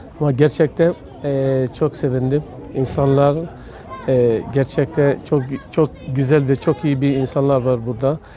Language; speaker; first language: Turkish; non-native, fluent; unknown